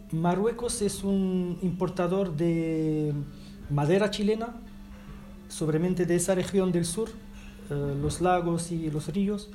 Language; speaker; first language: Spanish; non-native, fluent; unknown